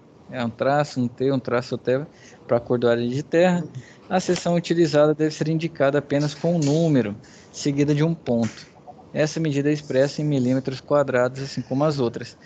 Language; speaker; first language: Portuguese; native; Portuguese